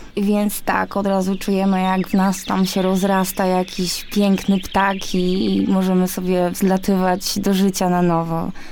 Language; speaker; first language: Polish; native; Polish